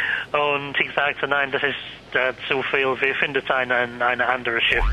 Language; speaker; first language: German; non-native, learner; English